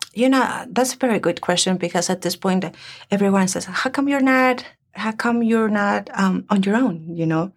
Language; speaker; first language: English; early bilingual, other home language; Spanish